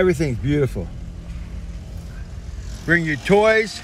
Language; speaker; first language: English; native; English